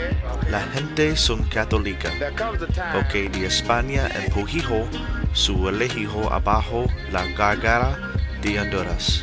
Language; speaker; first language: Spanish; non-native, learner; English